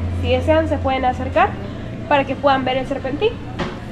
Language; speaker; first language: Spanish; native; Spanish